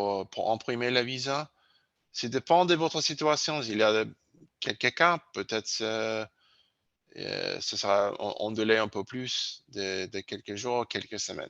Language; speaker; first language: French; non-native, learner; English